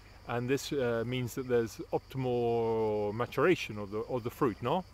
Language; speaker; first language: English; native; English